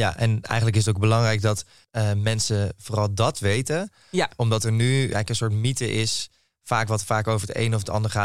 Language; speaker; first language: Dutch; native; Dutch